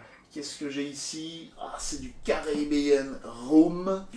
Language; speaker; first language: French; native; French